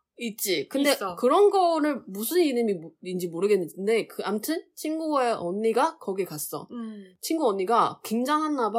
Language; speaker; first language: Korean; non-native, learner; Chinese